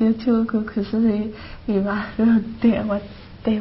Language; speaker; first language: Japanese; non-native, learner; Chinese